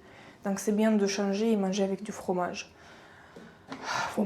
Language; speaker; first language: French; non-native, fluent; Russian